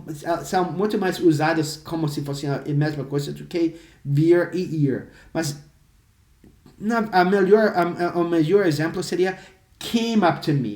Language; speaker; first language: Portuguese; non-native, fluent; English